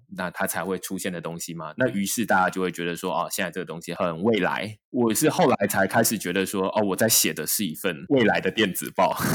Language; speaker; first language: Chinese; native; Chinese